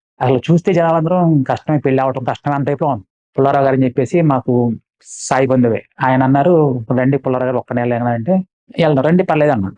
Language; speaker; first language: Telugu; non-native, local second language; Malayalam